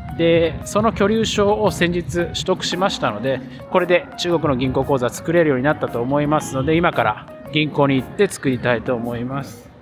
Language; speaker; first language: Japanese; native; Japanese